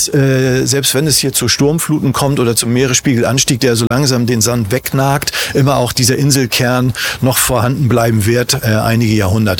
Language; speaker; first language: German; native; German